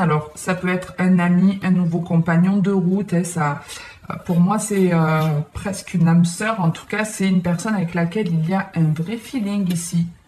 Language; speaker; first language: French; native; French